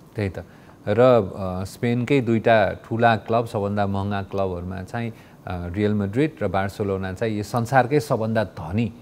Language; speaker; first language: Nepali; native; Nepali